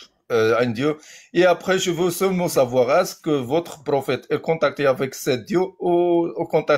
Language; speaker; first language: French; non-native, learner; Arabic